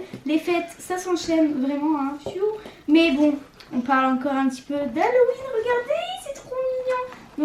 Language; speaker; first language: French; native; French